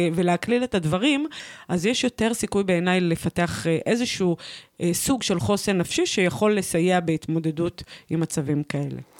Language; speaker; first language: Hebrew; native; Hebrew